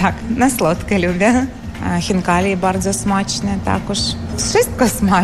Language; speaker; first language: Polish; non-native, learner; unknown